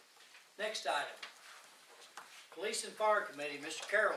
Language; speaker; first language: English; native; English